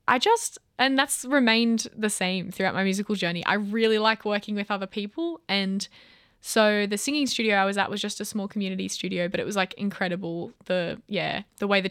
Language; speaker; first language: English; native; English